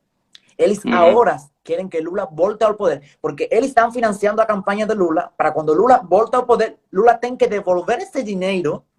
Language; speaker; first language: Portuguese; non-native, fluent; Spanish